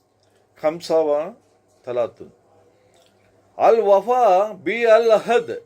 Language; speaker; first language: Arabic; non-native, learner; Telugu